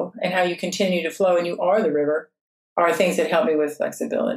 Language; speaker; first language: English; native; English